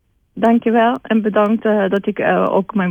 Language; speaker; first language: Dutch; non-native, fluent; Persian